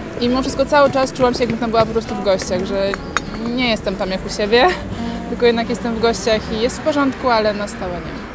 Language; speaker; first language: Polish; native; Polish